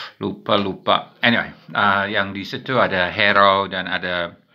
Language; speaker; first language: Indonesian; non-native, fluent; English